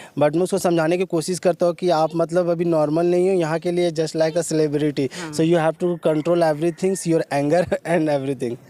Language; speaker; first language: Hindi; native; Hindi